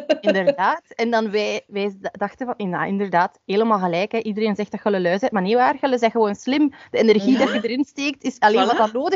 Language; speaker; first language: Dutch; native; Dutch